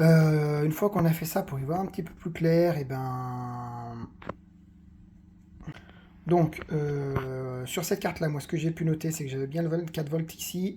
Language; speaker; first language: French; native; French